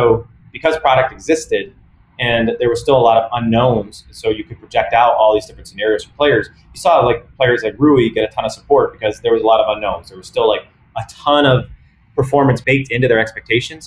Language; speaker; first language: English; native; English